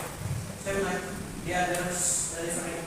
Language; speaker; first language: English; non-native, learner; Indonesian